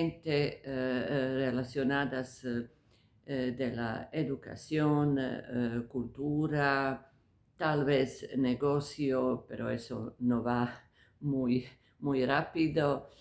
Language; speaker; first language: Spanish; non-native, fluent; Croatian